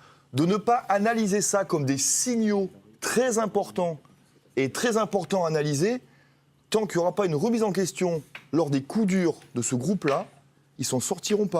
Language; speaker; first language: French; native; French